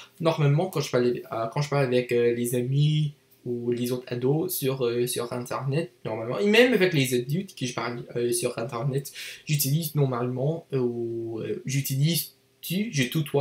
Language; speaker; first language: French; non-native, learner; English